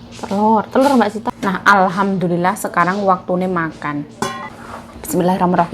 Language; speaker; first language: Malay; non-native, local second language; Javanese